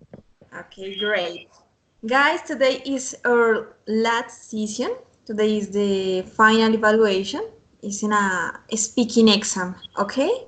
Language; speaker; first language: English; non-native, fluent; Spanish